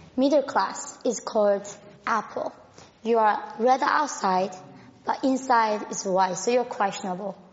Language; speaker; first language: English; non-native, fluent; Korean